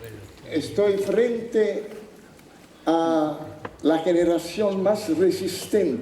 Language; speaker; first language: Spanish; non-native, fluent; Italian